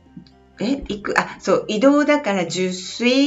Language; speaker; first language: Japanese; non-native, learner; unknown